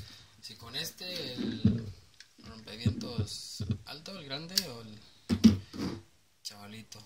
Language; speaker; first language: Spanish; native; Spanish